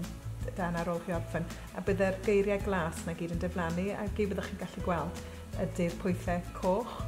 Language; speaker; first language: Welsh; native; Welsh